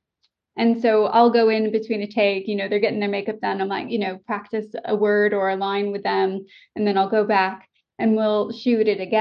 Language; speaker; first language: English; native; English